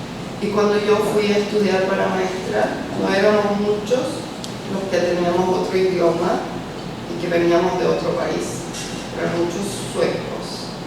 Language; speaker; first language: Spanish; early bilingual, heritage; Spanish